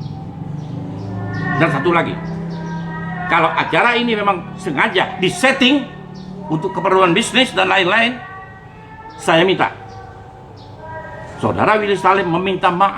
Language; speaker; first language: Indonesian; native; Indonesian